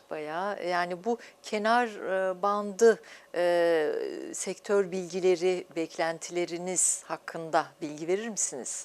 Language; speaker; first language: Turkish; native; Turkish